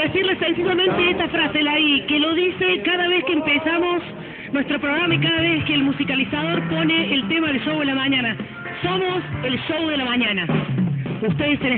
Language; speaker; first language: Spanish; native; Spanish